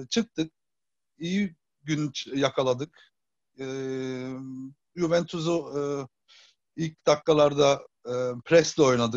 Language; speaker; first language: Turkish; early bilingual, heritage; Turkish